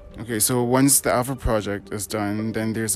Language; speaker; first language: English; non-native, learner; Spanish